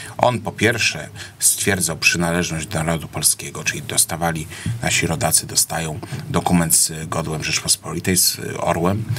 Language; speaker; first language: Polish; native; Polish